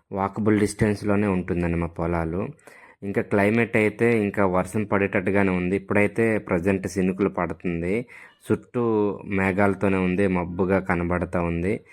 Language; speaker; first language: Telugu; non-native, local second language; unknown